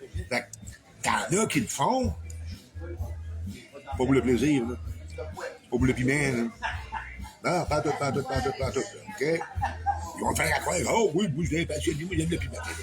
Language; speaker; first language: French; native; French